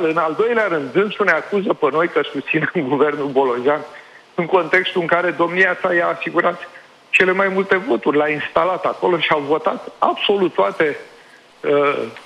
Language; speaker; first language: Romanian; native; Romanian